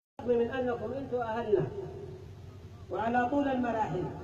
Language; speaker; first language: Arabic; native; Arabic